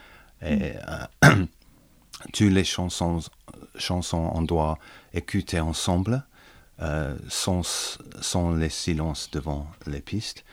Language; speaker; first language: French; non-native, learner; English